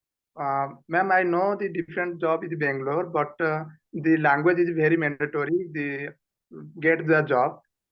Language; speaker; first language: English; non-native, learner; Odia